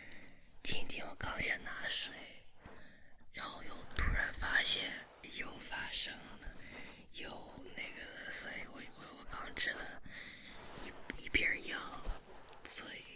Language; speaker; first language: Chinese; early bilingual, heritage; Chinese